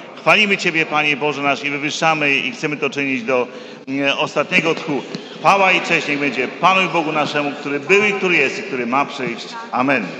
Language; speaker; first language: Polish; native; Polish